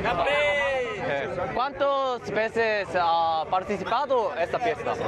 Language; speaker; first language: Spanish; non-native, learner; Korean